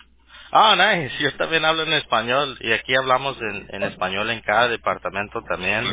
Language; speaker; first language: Spanish; early bilingual, heritage; Spanish